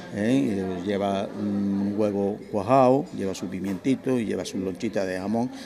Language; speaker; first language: Spanish; native; Spanish